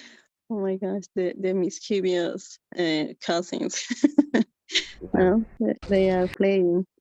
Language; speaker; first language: English; non-native, learner; Spanish